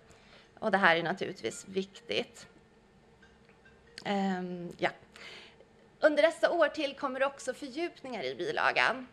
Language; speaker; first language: Swedish; native; Swedish